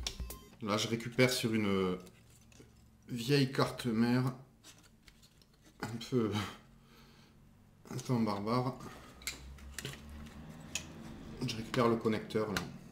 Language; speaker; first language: French; native; French